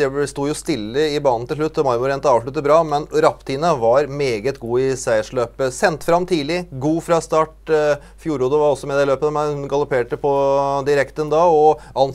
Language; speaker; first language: Norwegian; native; Norwegian